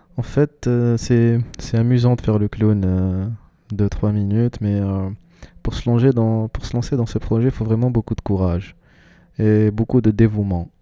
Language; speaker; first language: French; non-native, local second language; Arabic